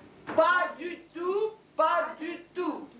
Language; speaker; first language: French; non-native, learner; Russian